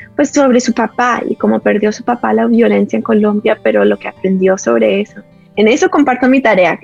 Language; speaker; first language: Spanish; native; Spanish